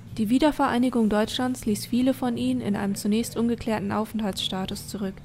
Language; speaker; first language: German; early bilingual, other home language; Vietnamese